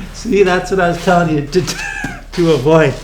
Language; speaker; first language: English; native; English